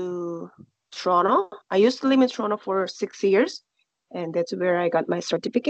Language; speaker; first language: English; non-native, learner; Korean